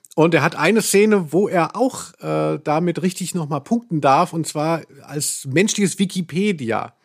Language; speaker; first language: German; native; German